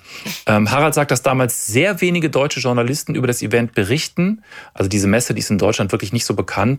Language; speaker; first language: German; native; German